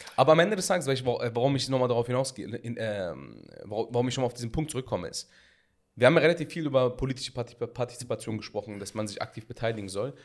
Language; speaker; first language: German; early bilingual, other home language; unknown